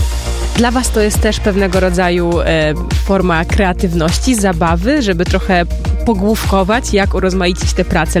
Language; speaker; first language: Polish; native; Polish